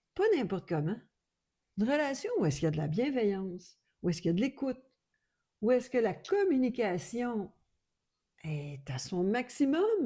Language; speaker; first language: French; native; French